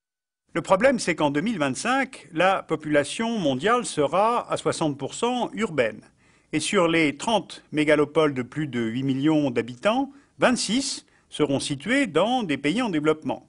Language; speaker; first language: French; native; French